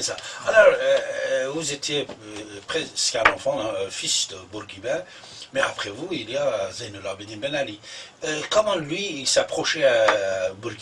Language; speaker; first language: French; non-native, fluent; Persian